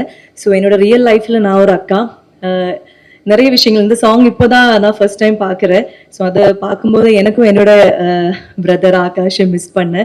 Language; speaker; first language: Tamil; non-native, local second language; Malayalam